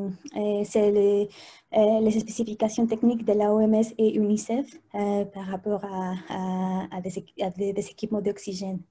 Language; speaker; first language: French; non-native, fluent; Spanish